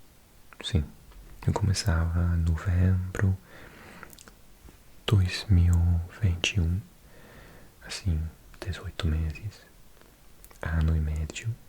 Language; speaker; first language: Portuguese; non-native, fluent; English